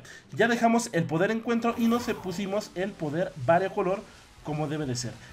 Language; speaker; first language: Spanish; native; Spanish